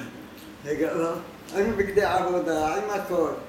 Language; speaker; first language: Hebrew; non-native, fluent; Arabic